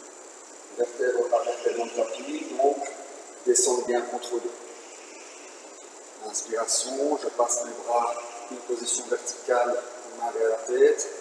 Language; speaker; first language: French; native; French